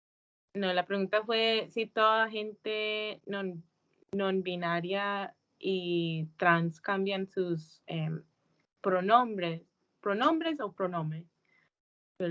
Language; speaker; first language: Spanish; early bilingual, heritage; English